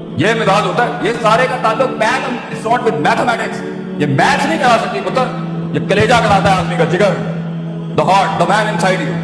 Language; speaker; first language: Urdu; non-native, local second language; Punjabi